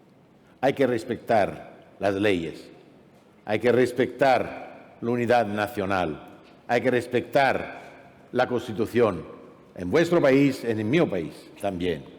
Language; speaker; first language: Spanish; non-native, fluent; Italian